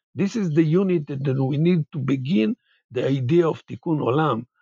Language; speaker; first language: English; non-native, fluent; Hebrew